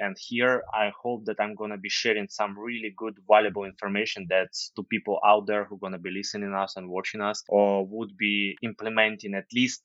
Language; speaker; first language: English; non-native, fluent; Ukrainian